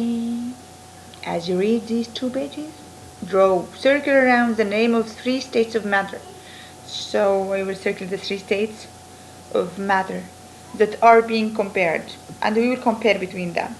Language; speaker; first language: English; non-native, fluent; Arabic